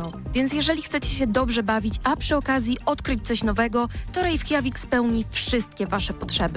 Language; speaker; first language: Polish; native; Polish